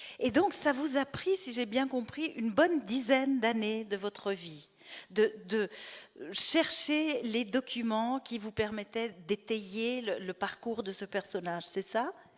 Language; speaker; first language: French; native; French